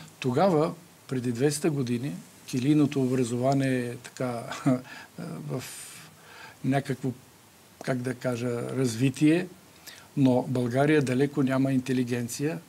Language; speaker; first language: Bulgarian; native; Bulgarian